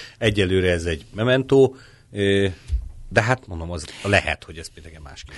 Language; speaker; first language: Hungarian; native; Hungarian